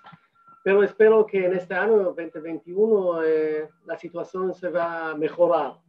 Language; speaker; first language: Spanish; non-native, fluent; Hebrew